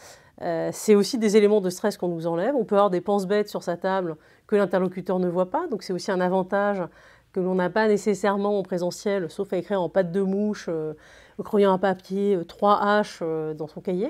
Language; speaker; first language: French; native; French